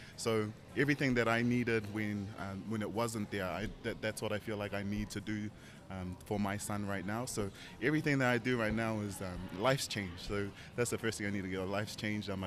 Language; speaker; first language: English; early bilingual, other home language; Tongan